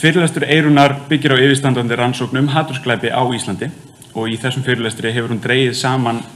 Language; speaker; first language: Icelandic; native; Icelandic